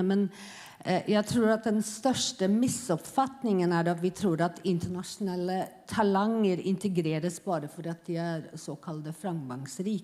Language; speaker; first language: Swedish; non-native, fluent; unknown